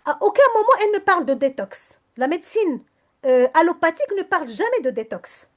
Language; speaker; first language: French; non-native, local second language; Arabic